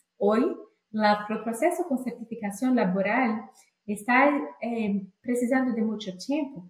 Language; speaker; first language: Spanish; non-native, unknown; Portuguese